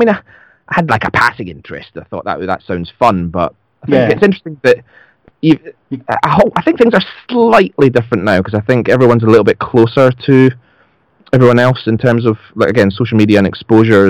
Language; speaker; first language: English; native; English